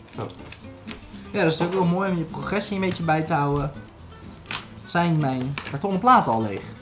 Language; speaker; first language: Dutch; native; Dutch